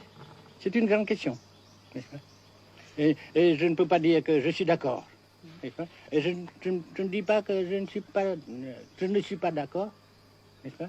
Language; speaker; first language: French; non-native, fluent; Vietnamese